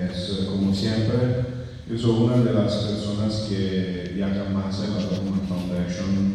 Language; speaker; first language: Spanish; non-native, fluent; Italian